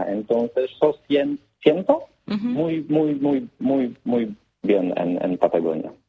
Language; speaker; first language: Spanish; non-native, learner; Polish